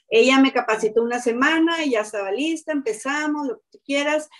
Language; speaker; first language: Spanish; native; Spanish